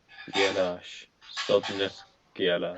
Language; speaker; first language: Czech; non-native, learner; English